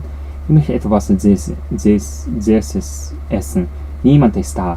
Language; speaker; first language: German; non-native, learner; Japanese